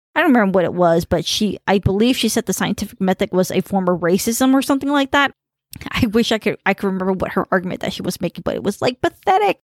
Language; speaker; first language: English; early bilingual, other home language; Khmer